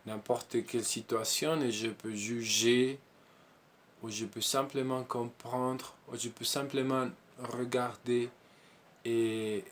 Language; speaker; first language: French; non-native, learner; Spanish